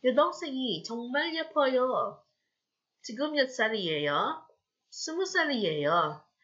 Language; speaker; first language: Korean; non-native, fluent; Filipino